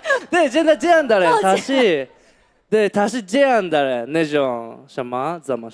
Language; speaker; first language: Chinese; non-native, learner; Japanese